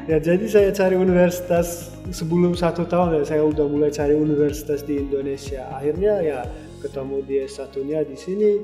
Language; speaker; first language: Indonesian; non-native, fluent; Turkmen